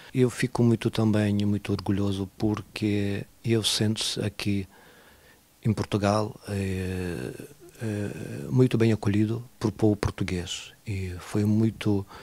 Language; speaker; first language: Portuguese; non-native, learner; Ukrainian